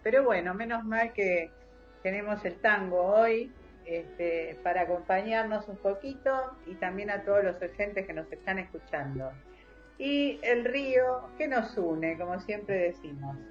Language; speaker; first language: Spanish; native; Spanish